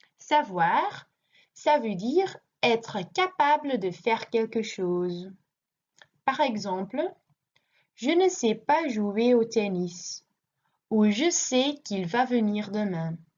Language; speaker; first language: French; non-native, learner; Dutch